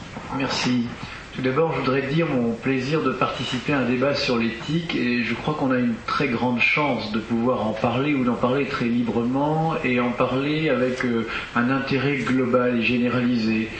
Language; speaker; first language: French; native; French